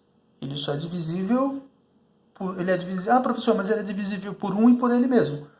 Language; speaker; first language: Portuguese; native; Portuguese